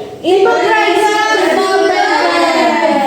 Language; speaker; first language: English; non-native, learner; Indonesian